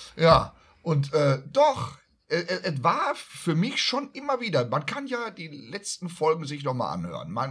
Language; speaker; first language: German; native; German